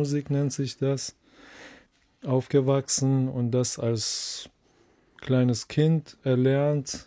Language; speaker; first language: German; non-native, fluent; Persian